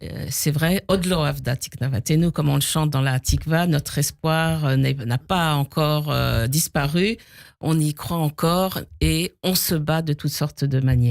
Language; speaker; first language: French; native; French